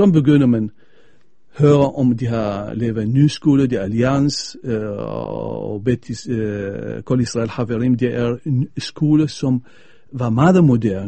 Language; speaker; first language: Danish; non-native, fluent; Arabic